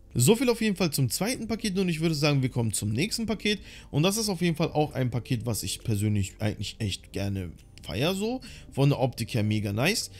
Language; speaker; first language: German; native; German